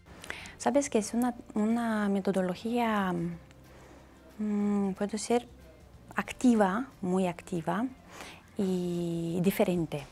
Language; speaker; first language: Spanish; non-native, learner; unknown